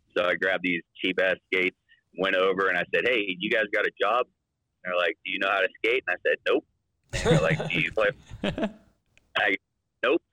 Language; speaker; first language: English; native; English